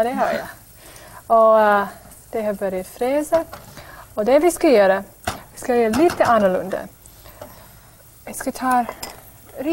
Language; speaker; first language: Swedish; non-native, fluent; English